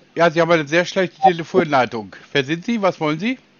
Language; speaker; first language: German; native; German